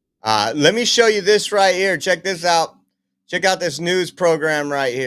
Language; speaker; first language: English; native; English